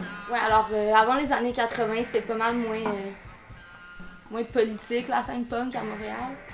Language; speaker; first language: French; native; French